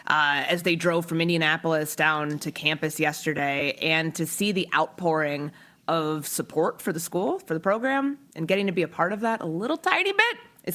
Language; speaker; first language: English; native; English